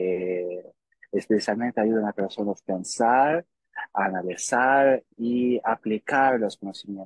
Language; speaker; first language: Spanish; non-native, learner; Russian